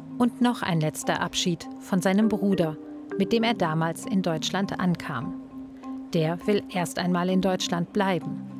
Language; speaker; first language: German; native; German